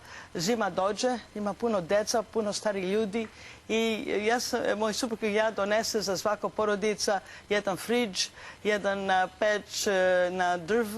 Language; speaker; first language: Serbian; non-native, learner; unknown